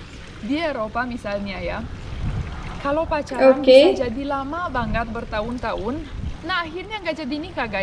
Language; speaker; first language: Indonesian; non-native, fluent; Romanian